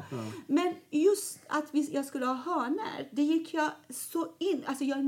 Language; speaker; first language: Swedish; non-native, fluent; Persian